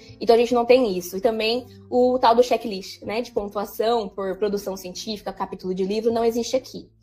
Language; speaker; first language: Portuguese; native; Portuguese